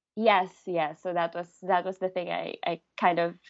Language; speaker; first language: English; native; English